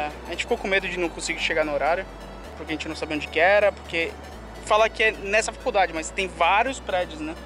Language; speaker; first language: Portuguese; native; Portuguese